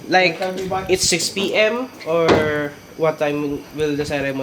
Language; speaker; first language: English; non-native, local second language; Filipino